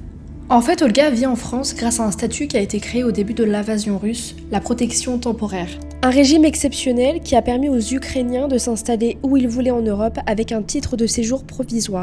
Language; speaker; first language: French; native; French